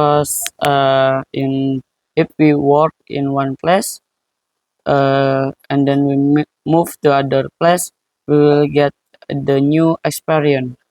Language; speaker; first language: English; non-native, learner; Indonesian